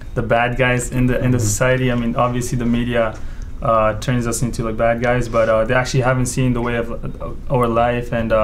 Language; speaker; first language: English; early bilingual, other home language; Pashto